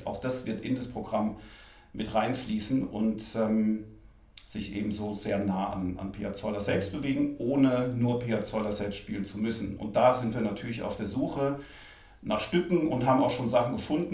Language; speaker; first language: German; native; German